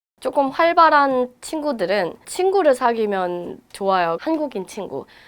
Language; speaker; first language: Korean; non-native, fluent; Burmese